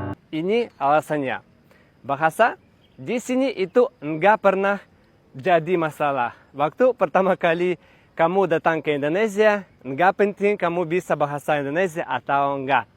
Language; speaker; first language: Indonesian; non-native, fluent; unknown